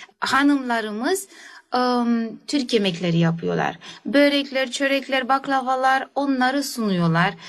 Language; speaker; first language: Turkish; early bilingual, heritage; Turkish